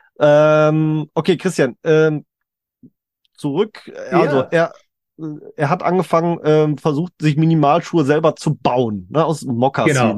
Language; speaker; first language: German; native; German